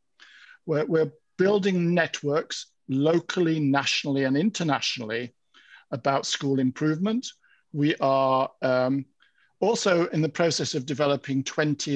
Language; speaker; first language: English; native; English